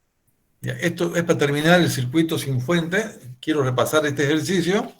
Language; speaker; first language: Spanish; native; Spanish